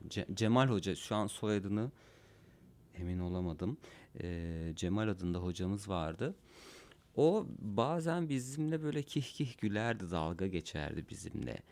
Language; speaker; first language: Turkish; non-native, local second language; Kurdish